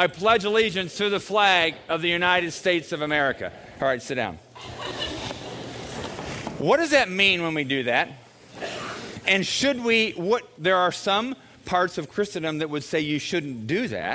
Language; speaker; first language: English; native; English